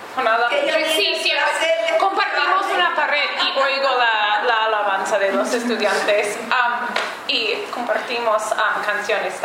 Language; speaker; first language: Spanish; non-native, learner; English